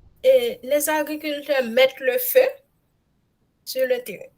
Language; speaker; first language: French; non-native, local second language; Haitian Creole